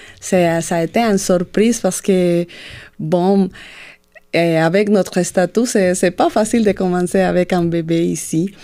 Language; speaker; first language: French; non-native, fluent; Spanish